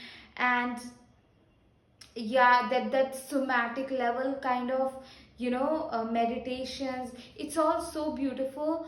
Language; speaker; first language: English; non-native, local second language; Hindi